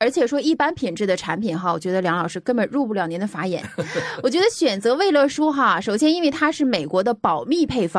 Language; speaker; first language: Chinese; native; Chinese